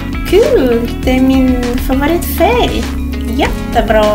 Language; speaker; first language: Swedish; non-native, fluent; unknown